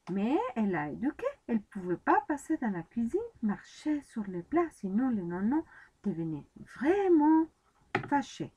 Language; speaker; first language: French; non-native, fluent; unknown